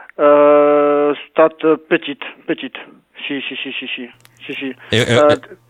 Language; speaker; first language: Catalan; non-native, local second language; French